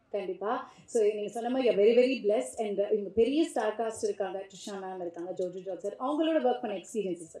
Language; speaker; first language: Tamil; native; Tamil